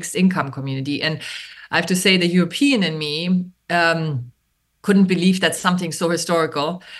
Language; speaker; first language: English; non-native, fluent; German